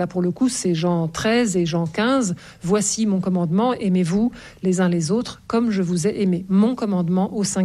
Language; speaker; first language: French; native; French